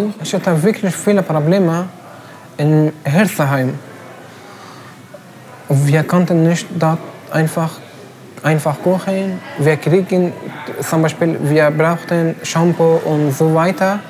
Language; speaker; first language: German; non-native, learner; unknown